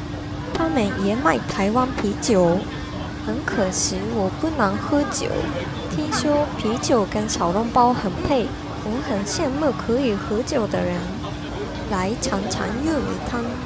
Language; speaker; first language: Chinese; non-native, learner; Japanese